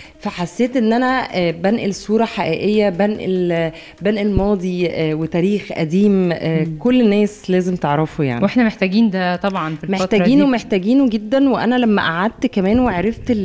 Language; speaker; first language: Arabic; native; Arabic